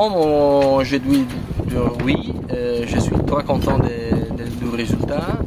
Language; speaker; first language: French; non-native, fluent; Italian